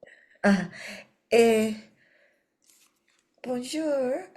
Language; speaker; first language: French; non-native, learner; Spanish